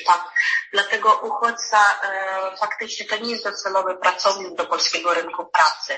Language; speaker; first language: Polish; non-native, fluent; Ukrainian